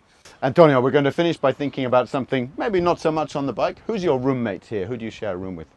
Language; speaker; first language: English; native; English